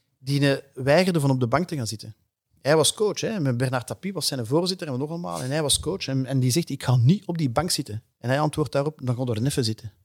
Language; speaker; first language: Dutch; non-native, local second language; French